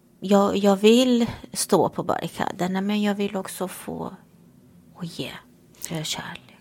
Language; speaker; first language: Swedish; non-native, fluent; Romanian